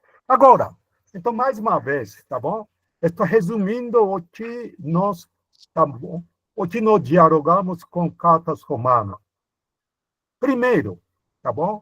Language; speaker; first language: Portuguese; non-native, fluent; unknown